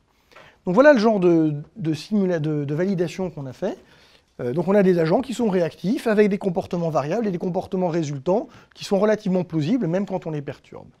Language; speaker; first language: French; native; French